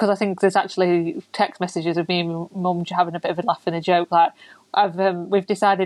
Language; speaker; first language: English; native; English